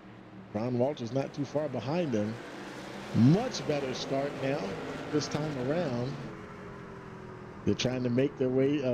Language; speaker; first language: English; native; English